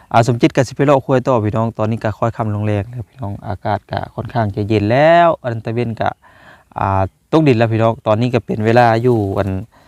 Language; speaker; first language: Thai; native; Thai